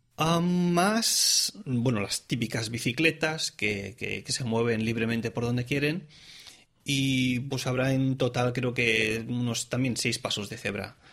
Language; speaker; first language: Spanish; non-native, local second language; Catalan